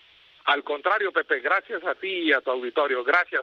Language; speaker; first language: Spanish; native; Spanish